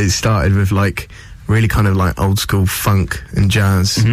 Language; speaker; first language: English; native; English